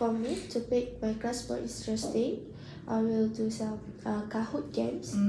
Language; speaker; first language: English; non-native, learner; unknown